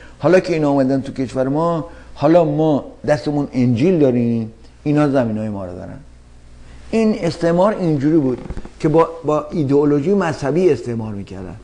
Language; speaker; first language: Persian; native; Persian